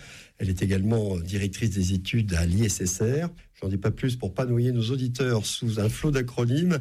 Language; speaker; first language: French; native; French